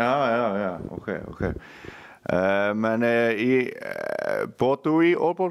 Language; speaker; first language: Danish; non-native, learner; Icelandic